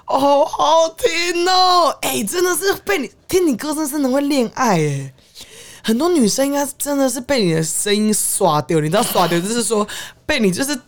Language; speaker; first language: Chinese; native; Chinese